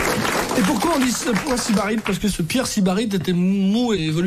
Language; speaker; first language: French; native; French